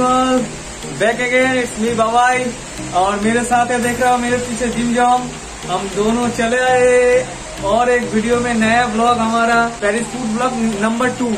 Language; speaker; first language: Hindi; non-native, local second language; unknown